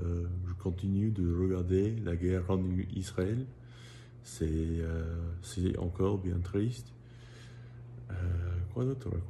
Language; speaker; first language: French; non-native, learner; English